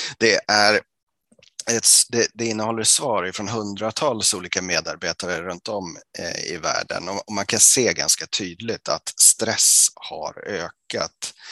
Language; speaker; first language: Swedish; native; Swedish